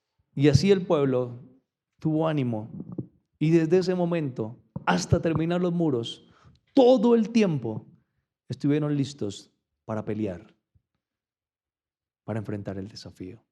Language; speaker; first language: Spanish; native; Spanish